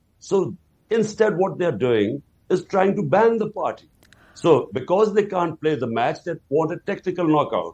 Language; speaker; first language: English; non-native, local second language; Urdu